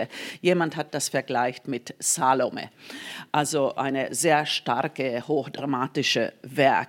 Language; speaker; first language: German; non-native, fluent; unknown